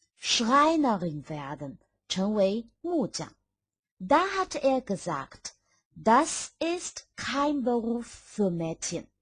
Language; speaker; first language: German; non-native, fluent; Chinese